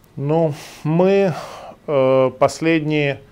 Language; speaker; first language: Russian; native; Russian